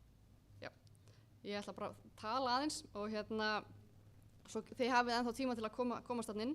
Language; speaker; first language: Icelandic; native; Icelandic